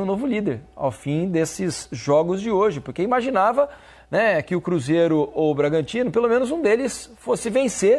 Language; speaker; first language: Portuguese; native; Portuguese